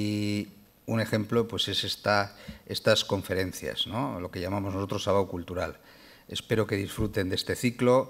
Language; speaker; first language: Spanish; native; Spanish